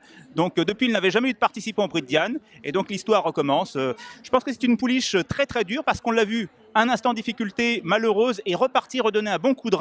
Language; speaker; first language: French; native; French